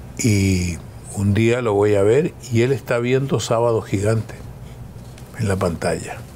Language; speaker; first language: Spanish; early bilingual, other home language; German